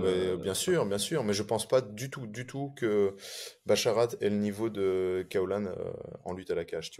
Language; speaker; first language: French; native; French